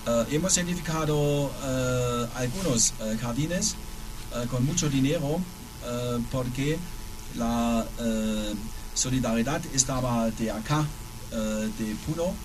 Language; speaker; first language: Spanish; non-native, learner; German